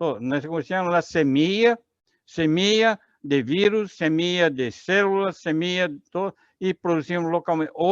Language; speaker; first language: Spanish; non-native, learner; Portuguese